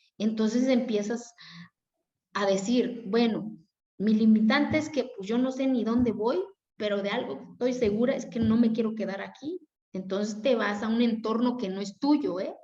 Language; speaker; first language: Spanish; non-native, local second language; Zapotec